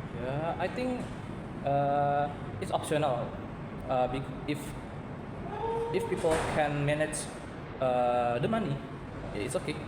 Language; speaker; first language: English; non-native, learner; Indonesian